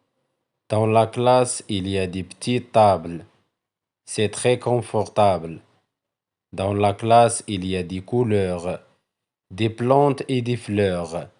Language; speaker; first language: French; non-native, local second language; Arabic